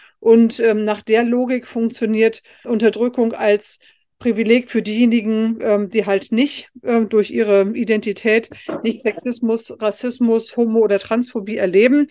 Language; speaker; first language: German; native; German